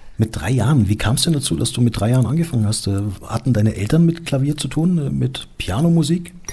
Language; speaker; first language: German; native; German